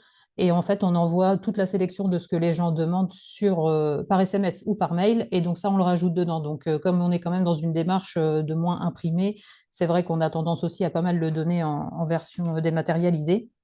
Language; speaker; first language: French; native; French